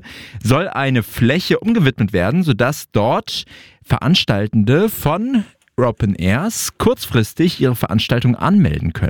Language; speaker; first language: German; native; German